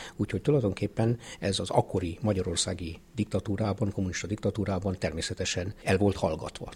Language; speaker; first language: Hungarian; early bilingual, heritage; Hungarian